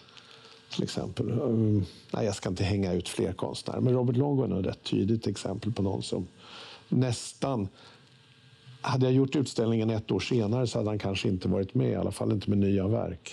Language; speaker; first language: Swedish; native; Swedish